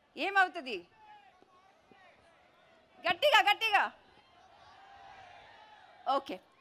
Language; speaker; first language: Telugu; non-native, local second language; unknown